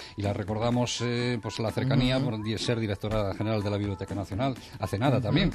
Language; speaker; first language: Spanish; native; Spanish